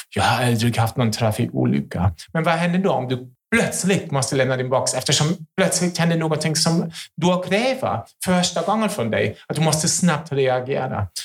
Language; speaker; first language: Swedish; non-native, fluent; German